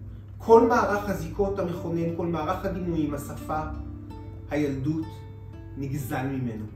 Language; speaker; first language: Hebrew; native; Hebrew